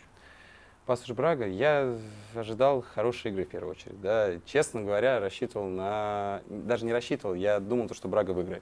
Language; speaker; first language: Russian; native; Russian